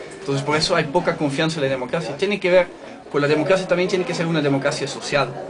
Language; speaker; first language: Spanish; non-native, fluent; Dutch